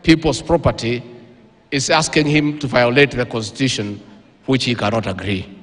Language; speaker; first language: English; non-native, local second language; Kikuyu